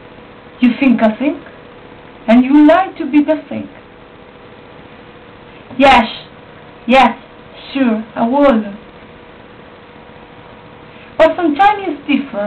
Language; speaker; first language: English; non-native, learner; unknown